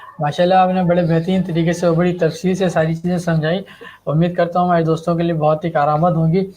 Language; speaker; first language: Urdu; native; Urdu